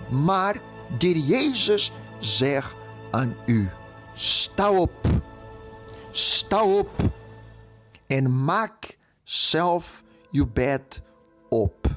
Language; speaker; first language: Dutch; non-native, fluent; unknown